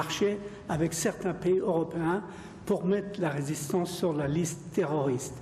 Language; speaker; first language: French; non-native, fluent; Persian